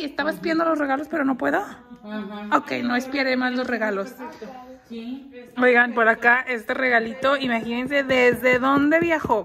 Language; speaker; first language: Spanish; native; Spanish